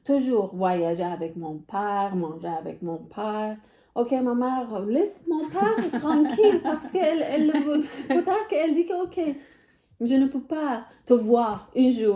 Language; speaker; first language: French; non-native, learner; Persian